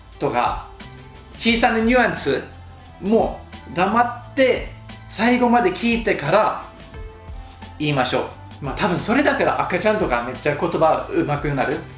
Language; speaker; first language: Japanese; non-native, fluent; English